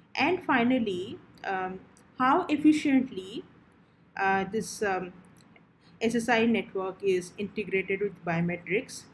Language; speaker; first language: English; non-native, local second language; Odia